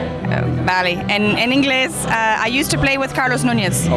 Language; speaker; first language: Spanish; non-native, learner; English